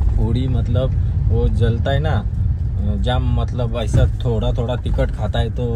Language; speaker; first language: Hindi; non-native, local second language; Marathi